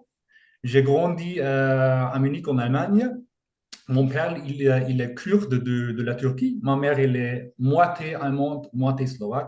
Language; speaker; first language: French; non-native, fluent; German